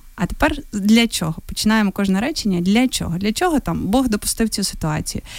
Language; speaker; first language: Ukrainian; native; Ukrainian